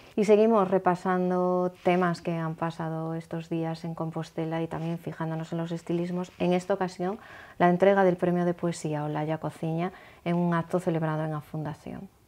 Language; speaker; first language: Spanish; native; Spanish